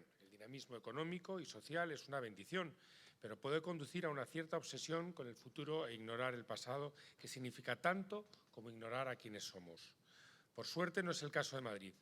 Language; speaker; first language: Spanish; native; Spanish